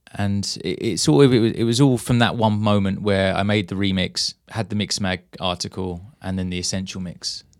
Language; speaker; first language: English; native; English